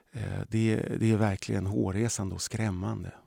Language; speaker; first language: Swedish; early bilingual, other home language; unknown